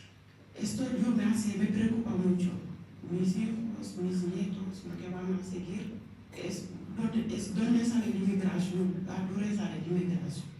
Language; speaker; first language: Spanish; non-native, local second language; Wolof